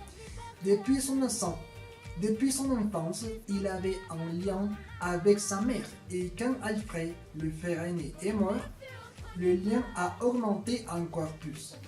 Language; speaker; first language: French; non-native, fluent; Spanish